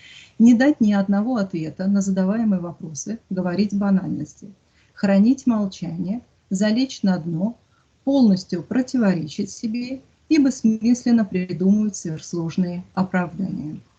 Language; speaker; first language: Russian; native; Russian